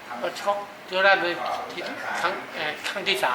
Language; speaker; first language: Thai; native; Thai